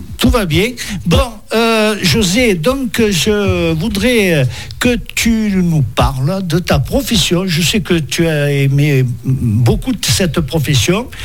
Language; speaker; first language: French; native; French